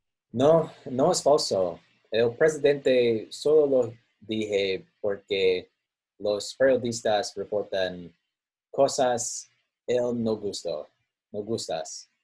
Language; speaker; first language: Spanish; non-native, learner; English